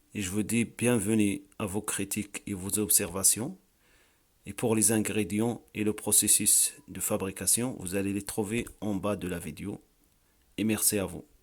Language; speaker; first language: French; non-native, local second language; Arabic